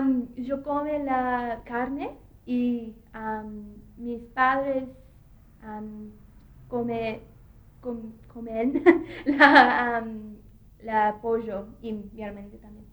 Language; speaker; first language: Spanish; non-native, learner; English